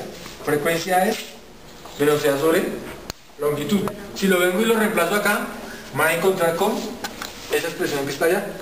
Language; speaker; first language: Spanish; native; Spanish